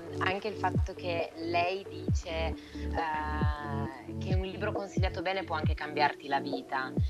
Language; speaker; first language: Italian; native; Italian